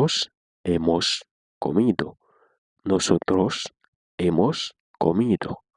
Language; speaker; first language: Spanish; non-native, learner; Haitian Creole